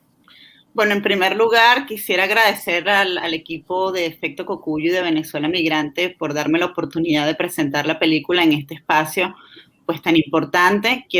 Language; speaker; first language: Spanish; native; Spanish